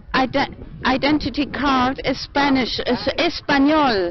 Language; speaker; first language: English; non-native, fluent; German